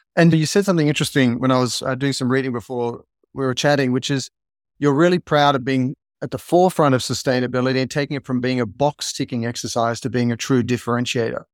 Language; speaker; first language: English; native; English